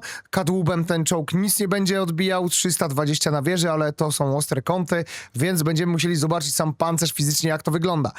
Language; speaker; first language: Polish; native; Polish